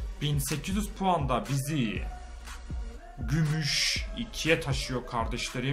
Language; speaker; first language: Turkish; native; Turkish